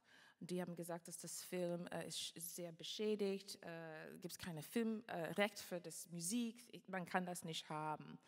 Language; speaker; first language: German; non-native, fluent; English